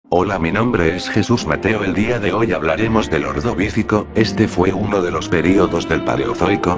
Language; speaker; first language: Spanish; native; Spanish